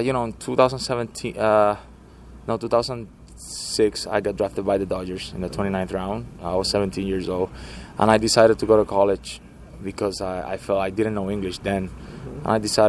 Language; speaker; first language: English; non-native, fluent; Spanish